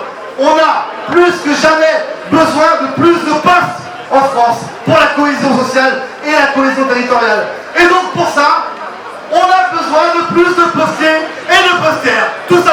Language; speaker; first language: French; native; French